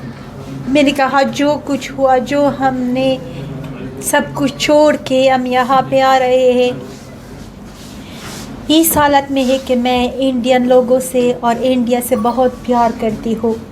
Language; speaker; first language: Hindi; non-native, learner; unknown